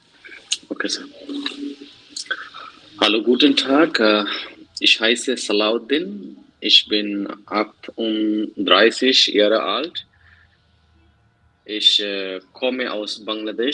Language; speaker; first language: German; non-native, learner; Bangla